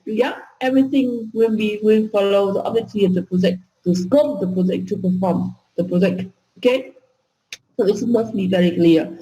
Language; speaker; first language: English; non-native, fluent; Vietnamese